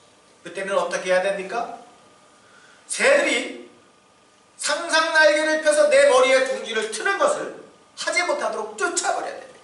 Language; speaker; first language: Korean; native; Korean